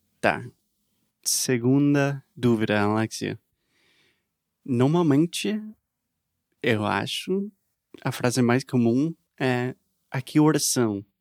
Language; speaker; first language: Portuguese; non-native, learner; English